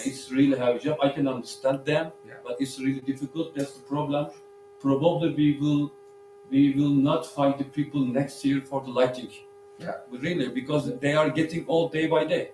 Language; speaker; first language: English; non-native, learner; Turkish